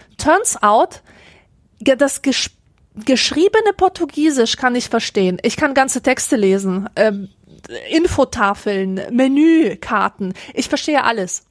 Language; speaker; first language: German; early bilingual, other home language; Polish